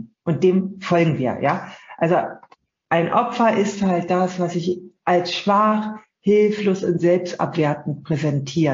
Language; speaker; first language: German; native; German